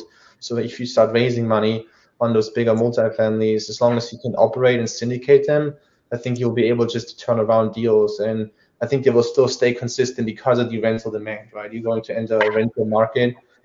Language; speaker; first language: English; non-native, fluent; German